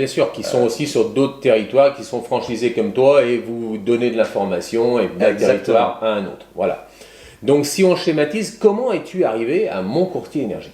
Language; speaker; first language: French; native; French